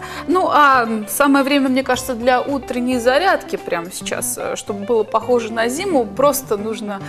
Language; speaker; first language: Russian; native; Russian